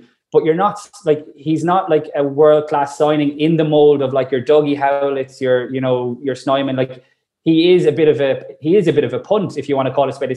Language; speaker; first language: English; native; English